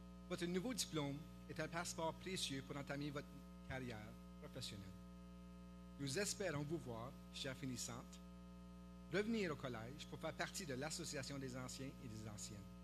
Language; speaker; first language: French; native; French